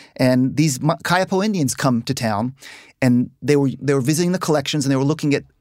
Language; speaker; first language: English; native; English